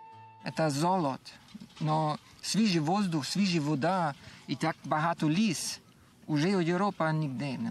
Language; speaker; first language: Ukrainian; non-native, learner; German